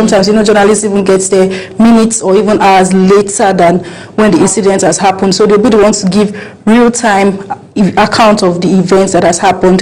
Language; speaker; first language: English; non-native, local second language; Yoruba